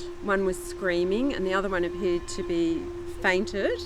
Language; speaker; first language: English; native; English